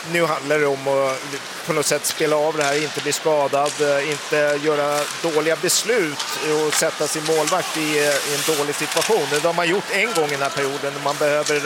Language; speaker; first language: Swedish; native; Swedish